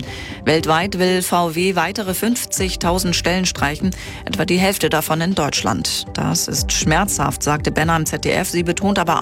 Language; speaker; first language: German; native; German